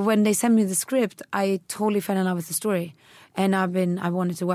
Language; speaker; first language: English; early bilingual, other home language; Swedish